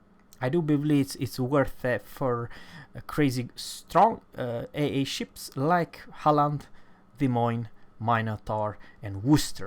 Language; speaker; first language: English; non-native, fluent; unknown